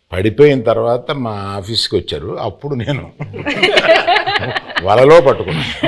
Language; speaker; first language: Telugu; native; Telugu